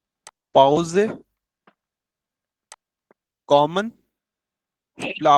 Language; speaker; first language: German; non-native, learner; Urdu